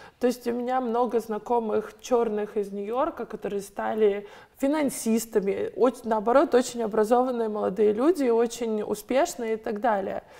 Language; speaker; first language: Russian; native; Russian